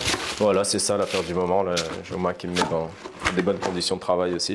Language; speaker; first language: French; native; French